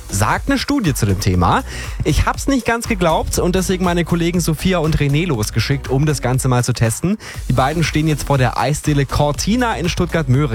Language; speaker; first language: German; native; German